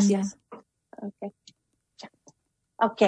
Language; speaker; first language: Spanish; early bilingual, heritage; Spanish